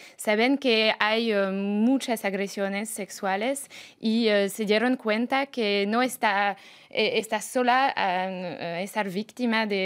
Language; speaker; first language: Spanish; non-native, fluent; French